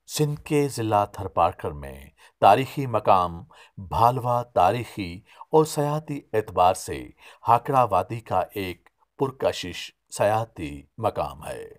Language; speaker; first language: Urdu; non-native, local second language; Sindhi